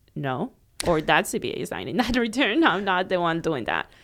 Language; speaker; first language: English; non-native, fluent; Spanish